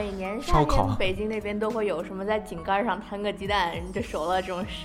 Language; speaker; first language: Chinese; native; Chinese